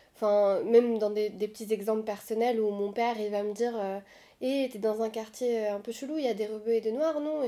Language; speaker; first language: French; non-native, local second language; Arabic